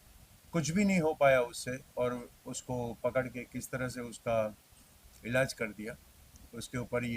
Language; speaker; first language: Hindi; native; Hindi